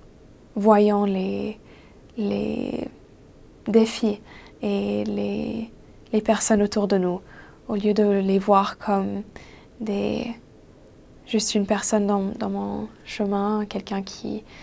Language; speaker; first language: French; non-native, fluent; English